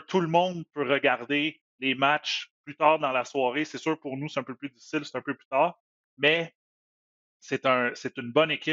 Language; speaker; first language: French; native; French